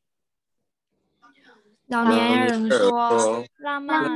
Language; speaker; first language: Chinese; non-native, learner; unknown